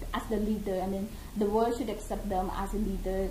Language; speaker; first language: English; non-native, fluent; Khmer